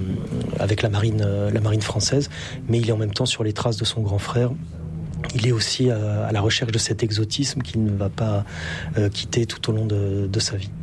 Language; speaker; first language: French; native; French